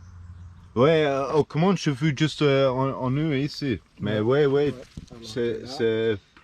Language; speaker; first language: French; non-native, learner; English